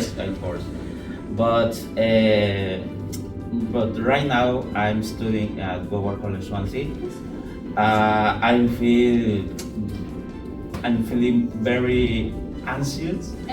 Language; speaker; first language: English; non-native, learner; Spanish